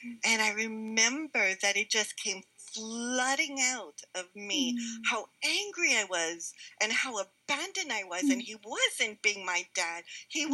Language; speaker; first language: English; native; English